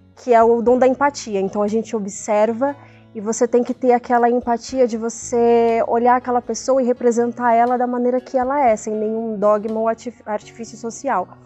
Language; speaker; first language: Portuguese; native; Portuguese